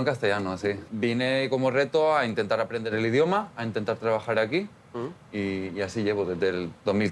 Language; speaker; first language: Spanish; early bilingual, heritage; Spanish